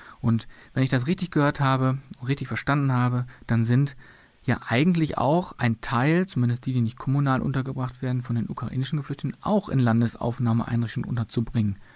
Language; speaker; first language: German; native; German